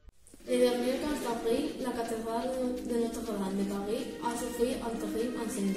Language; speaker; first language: French; non-native, learner; Spanish